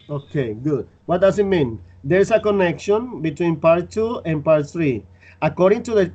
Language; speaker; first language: English; non-native, fluent; Spanish